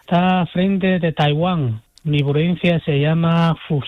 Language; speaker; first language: Spanish; non-native, fluent; Chinese